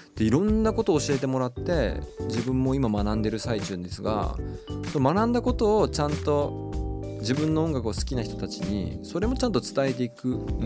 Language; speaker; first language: Japanese; native; Japanese